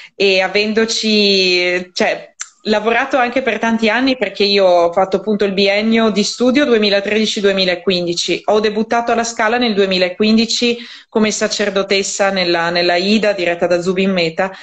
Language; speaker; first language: Italian; native; Italian